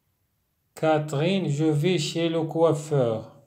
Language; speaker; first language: French; non-native, local second language; Arabic